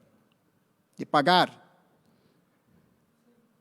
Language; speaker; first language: Portuguese; non-native, learner; Arabic